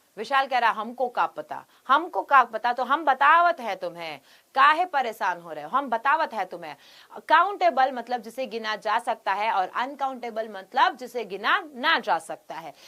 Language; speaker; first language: Hindi; native; Hindi